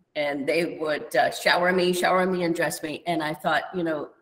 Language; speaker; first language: English; native; English